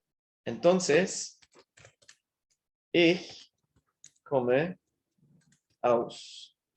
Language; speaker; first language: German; non-native, fluent; Spanish